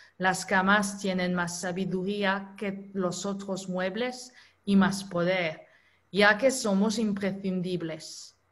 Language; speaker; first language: Spanish; non-native, fluent; French